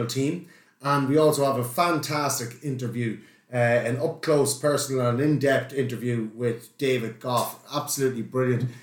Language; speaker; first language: English; native; English